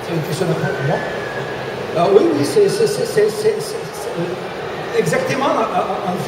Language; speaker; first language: French; non-native, fluent; Russian